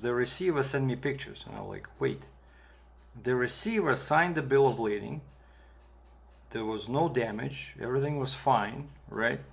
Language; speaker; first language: English; non-native, fluent; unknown